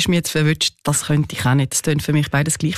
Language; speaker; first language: German; native; German